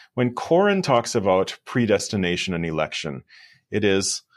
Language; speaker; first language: English; native; English